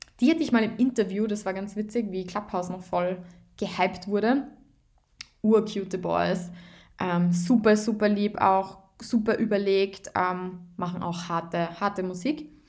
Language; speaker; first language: German; native; German